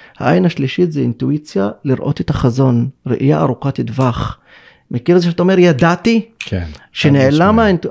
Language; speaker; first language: Hebrew; non-native, local second language; Arabic